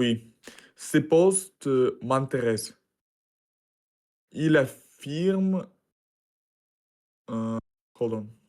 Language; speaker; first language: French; non-native, learner; Russian